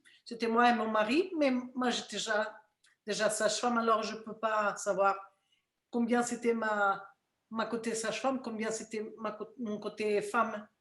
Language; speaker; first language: French; non-native, fluent; Spanish